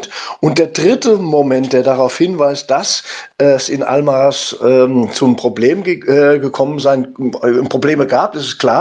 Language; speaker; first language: German; native; German